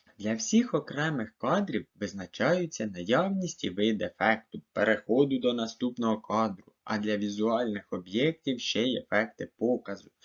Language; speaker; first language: Ukrainian; native; Ukrainian